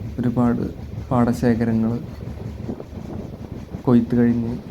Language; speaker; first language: Malayalam; native; Malayalam